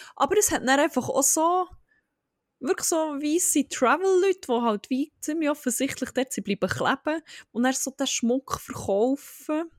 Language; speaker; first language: German; native; German